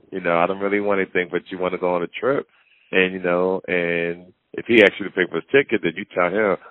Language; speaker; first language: English; native; English